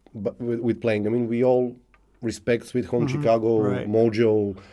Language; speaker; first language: English; non-native, fluent; Serbian